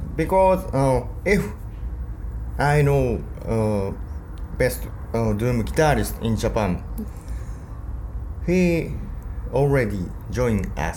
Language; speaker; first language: English; non-native, learner; Japanese